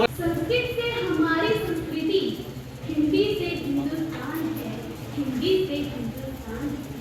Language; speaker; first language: Hindi; native; Hindi